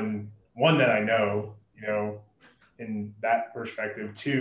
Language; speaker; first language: English; native; English